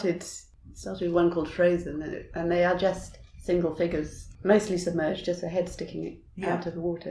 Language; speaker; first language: English; native; English